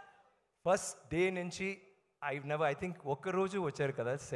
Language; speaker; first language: Telugu; non-native, learner; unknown